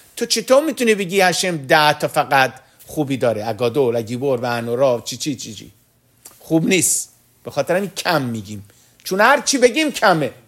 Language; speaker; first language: Persian; early bilingual, heritage; Persian